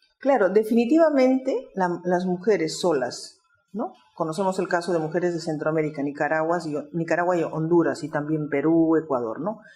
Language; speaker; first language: Spanish; native; Spanish